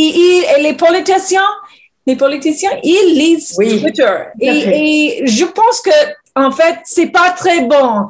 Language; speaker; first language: French; non-native, learner; English